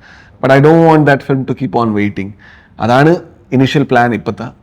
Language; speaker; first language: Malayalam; non-native, learner; Kannada